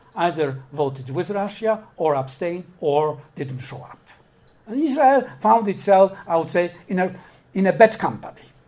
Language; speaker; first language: English; non-native, fluent; Polish